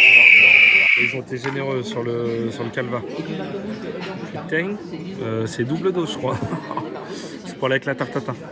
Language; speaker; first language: French; native; French